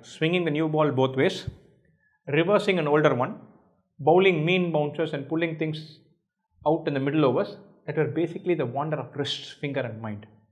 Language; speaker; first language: English; non-native, local second language; Tamil